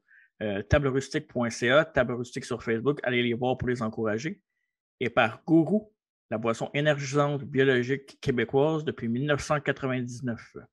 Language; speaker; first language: French; native; French